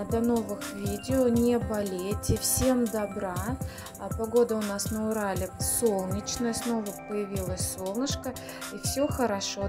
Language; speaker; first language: Russian; native; Russian